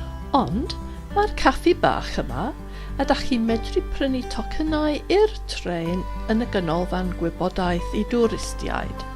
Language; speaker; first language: Welsh; non-native, fluent; English